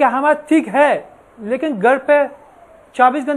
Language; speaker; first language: Hindi; non-native, learner; Persian